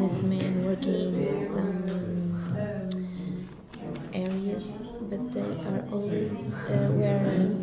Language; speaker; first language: English; non-native, learner; Portuguese